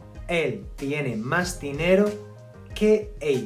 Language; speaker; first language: Spanish; non-native, fluent; English